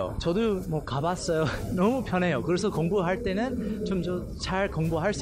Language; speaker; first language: Korean; non-native, learner; English